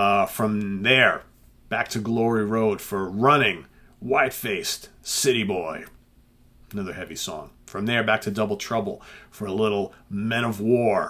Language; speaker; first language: English; native; English